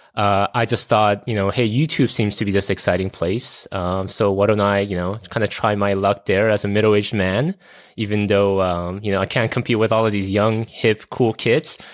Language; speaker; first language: English; early bilingual, other home language; Korean